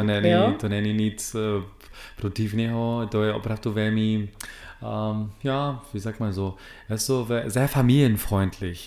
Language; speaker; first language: Czech; non-native, learner; German